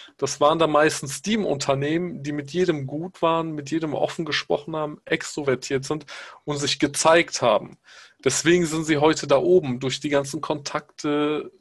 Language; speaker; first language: German; early bilingual, other home language; Pashto